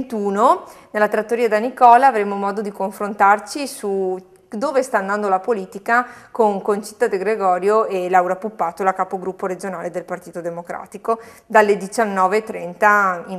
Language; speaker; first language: Italian; native; Italian